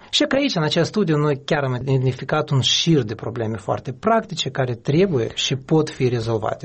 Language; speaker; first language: Romanian; non-native, local second language; Russian